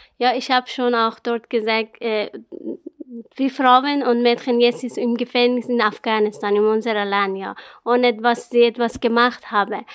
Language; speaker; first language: German; non-native, learner; Persian